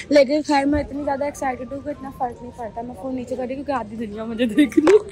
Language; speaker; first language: Urdu; native; Urdu